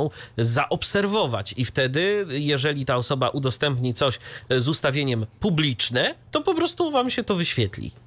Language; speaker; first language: Polish; native; Polish